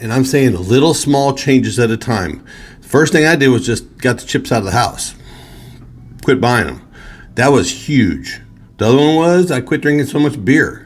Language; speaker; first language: English; native; English